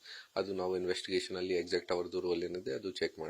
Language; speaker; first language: Kannada; non-native, fluent; Hindi